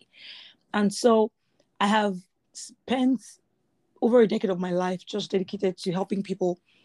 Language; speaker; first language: English; non-native, local second language; Yoruba